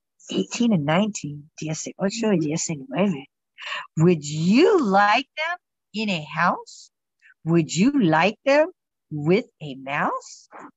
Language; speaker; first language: English; native; English